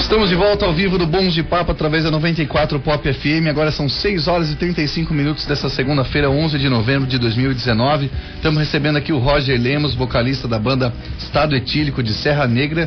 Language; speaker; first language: Portuguese; native; Portuguese